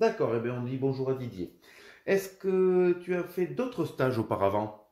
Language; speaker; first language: French; native; French